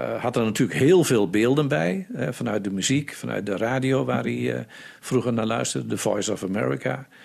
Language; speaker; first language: Dutch; native; Dutch